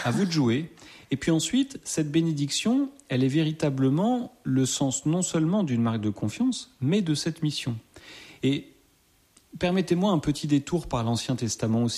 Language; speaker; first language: French; native; French